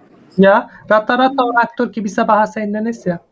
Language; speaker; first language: Indonesian; non-native, learner; Turkish